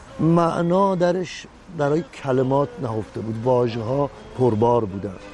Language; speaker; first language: Persian; native; Persian